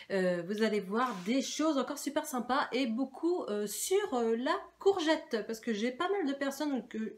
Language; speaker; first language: French; native; French